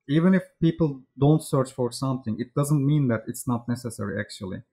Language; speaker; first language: English; non-native, fluent; Turkish